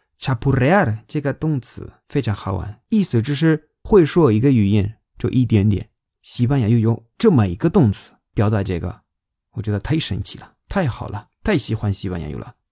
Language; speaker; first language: Chinese; non-native, fluent; Spanish